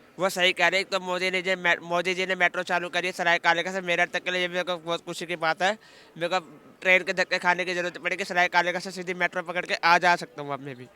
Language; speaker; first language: Hindi; native; Hindi